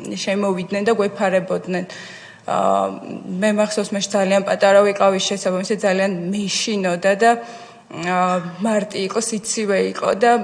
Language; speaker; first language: Georgian; native; Georgian